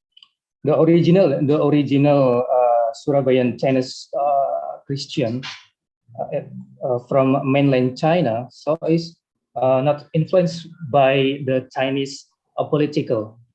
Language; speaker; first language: English; non-native, learner; Indonesian